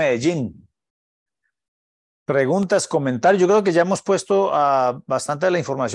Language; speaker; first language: Spanish; native; Spanish